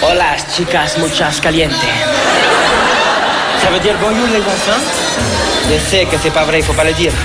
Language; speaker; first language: French; native; French